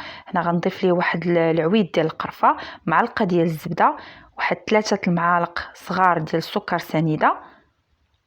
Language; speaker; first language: Arabic; native; Arabic